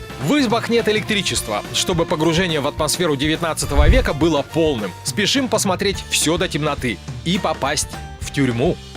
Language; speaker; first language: Russian; native; Russian